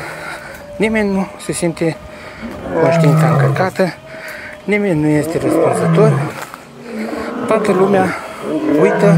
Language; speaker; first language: Romanian; native; Romanian